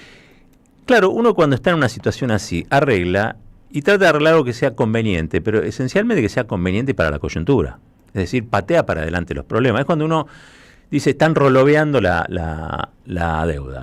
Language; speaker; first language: Spanish; native; Spanish